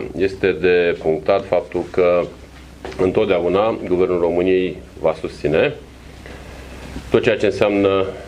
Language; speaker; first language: Romanian; native; Romanian